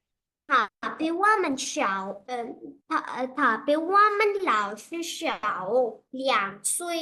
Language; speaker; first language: Chinese; non-native, learner; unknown